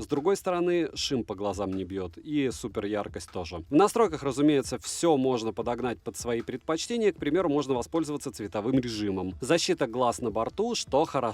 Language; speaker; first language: Russian; native; Russian